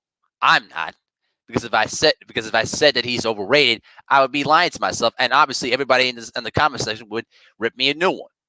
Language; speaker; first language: English; native; English